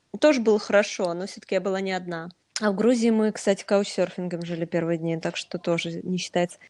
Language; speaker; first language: Russian; native; Russian